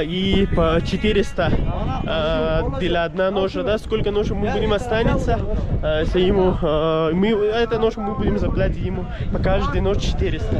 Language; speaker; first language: Russian; non-native, learner; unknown